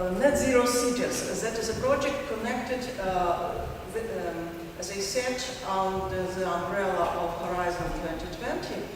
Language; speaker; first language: English; non-native, learner; Ukrainian